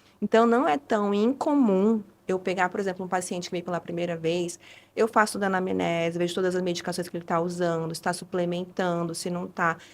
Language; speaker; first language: Portuguese; early bilingual, other home language; Spanish